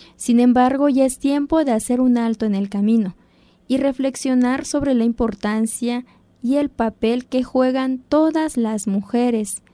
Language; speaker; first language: Spanish; non-native, local second language; Zapotec